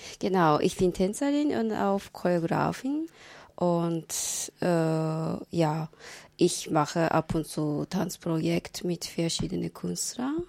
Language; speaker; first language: German; non-native, learner; Japanese